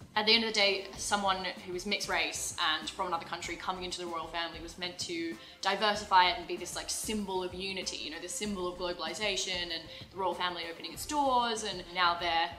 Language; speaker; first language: English; native; English